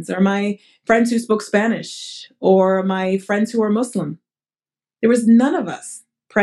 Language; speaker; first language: English; early bilingual, other home language; Portuguese